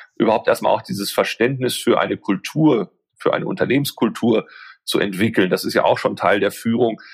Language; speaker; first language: German; native; German